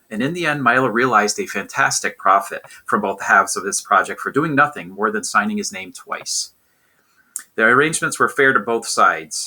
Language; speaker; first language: English; native; English